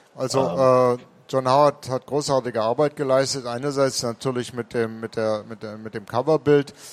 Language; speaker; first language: German; native; German